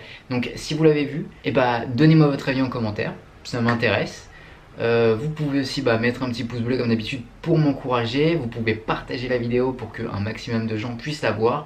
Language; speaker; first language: French; native; French